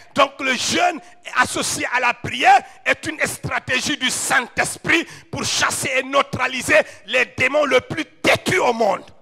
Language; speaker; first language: French; non-native, local second language; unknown